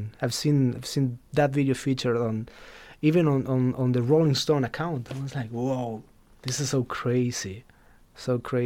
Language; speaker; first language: English; non-native, fluent; Spanish